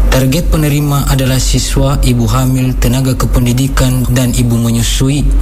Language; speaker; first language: Indonesian; non-native, local second language; Nias